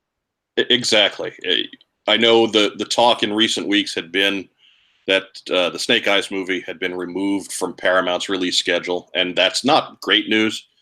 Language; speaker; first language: English; native; English